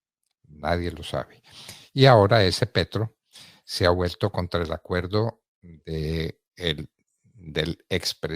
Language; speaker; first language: Spanish; native; Spanish